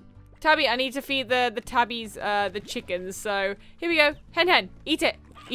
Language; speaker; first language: English; native; English